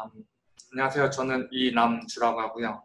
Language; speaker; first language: Korean; native; Korean